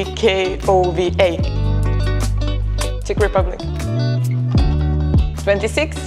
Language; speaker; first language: English; non-native, learner; Czech